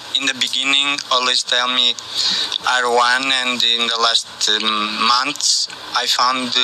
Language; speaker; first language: English; non-native, learner; Portuguese